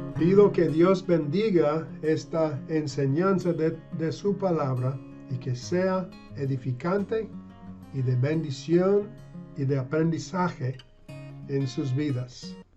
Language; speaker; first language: Spanish; non-native, fluent; English